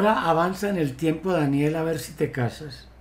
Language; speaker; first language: Spanish; native; Spanish